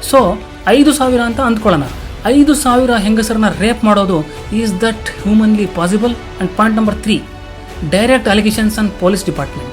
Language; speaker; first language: Kannada; non-native, local second language; Lambadi